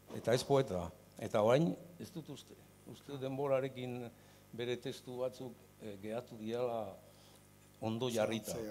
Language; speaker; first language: Basque; native; Basque